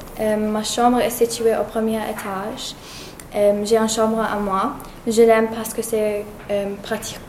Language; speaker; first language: French; non-native, learner; English